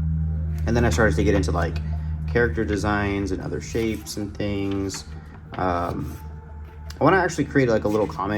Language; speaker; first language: English; native; English